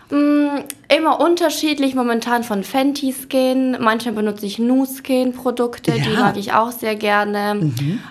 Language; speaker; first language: German; early bilingual, other home language; Ukrainian